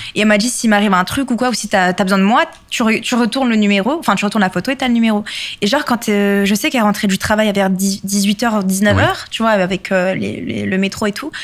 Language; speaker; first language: French; native; French